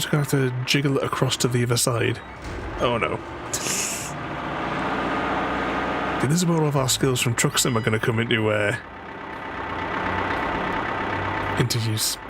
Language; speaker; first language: English; native; English